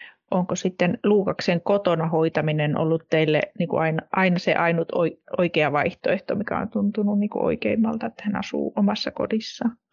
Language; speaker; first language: Finnish; native; Finnish